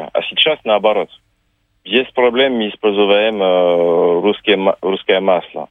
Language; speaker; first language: Russian; non-native, fluent; French